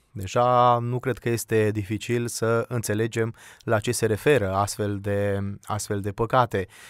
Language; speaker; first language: Romanian; native; Romanian